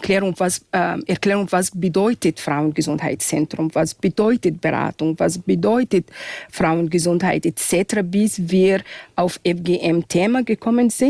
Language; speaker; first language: German; non-native, fluent; Arabic